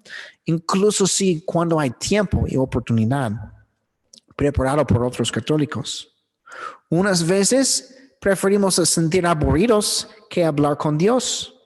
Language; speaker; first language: Spanish; non-native, learner; English